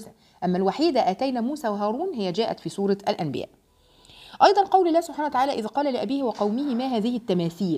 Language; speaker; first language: Arabic; native; Arabic